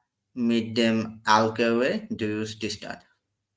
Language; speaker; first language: German; non-native, learner; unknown